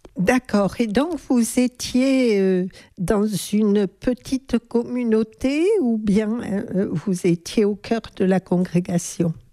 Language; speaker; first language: French; native; French